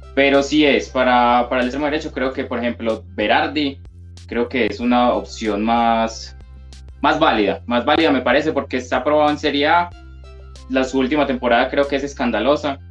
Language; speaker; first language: Spanish; native; Spanish